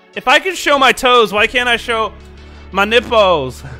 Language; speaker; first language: English; native; English